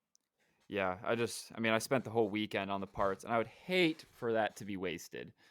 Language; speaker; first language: English; native; English